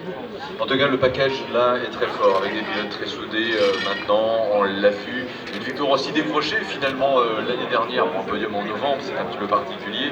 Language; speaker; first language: French; native; French